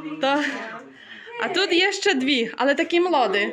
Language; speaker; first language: Polish; non-native, learner; Ukrainian